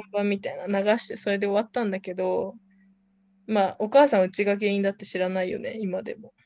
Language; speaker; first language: Japanese; early bilingual, other home language; Spanish